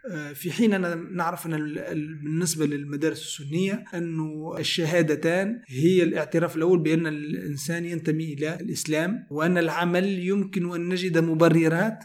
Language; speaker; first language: Arabic; native; Arabic